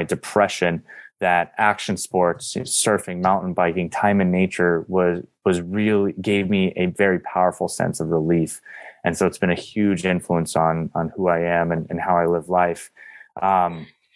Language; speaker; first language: English; native; English